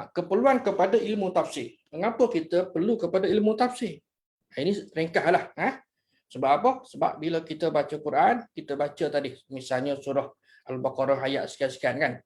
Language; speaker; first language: Malay; native; Malay